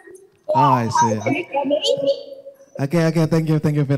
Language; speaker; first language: English; non-native, local second language; Indonesian